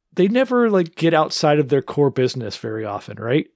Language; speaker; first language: English; native; English